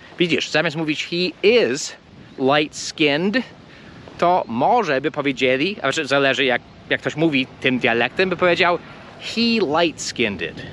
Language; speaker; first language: Polish; non-native, fluent; English